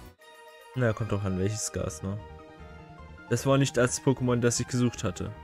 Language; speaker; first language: German; native; German